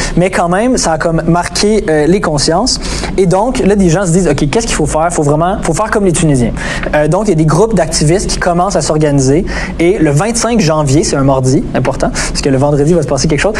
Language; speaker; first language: French; native; French